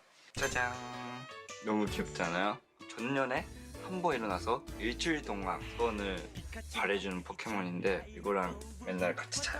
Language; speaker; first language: Korean; non-native, fluent; Japanese